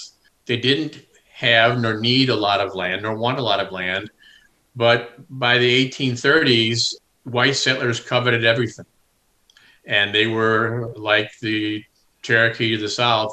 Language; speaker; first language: English; native; English